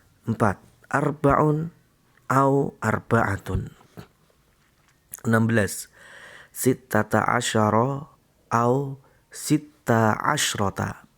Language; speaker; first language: Arabic; non-native, fluent; Indonesian